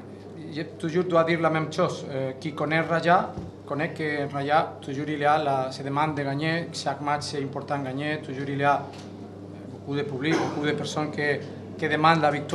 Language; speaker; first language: French; non-native, learner; Catalan